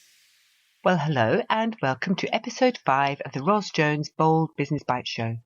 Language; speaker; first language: English; native; English